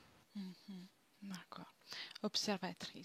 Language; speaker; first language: French; non-native, fluent; Italian